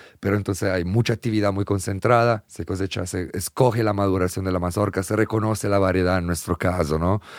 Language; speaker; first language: Spanish; non-native, fluent; Italian